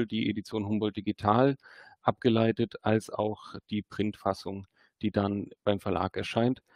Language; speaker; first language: German; native; German